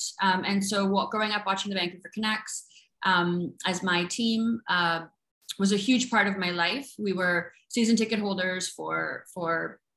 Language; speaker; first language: English; native; English